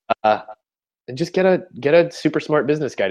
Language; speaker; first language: English; native; English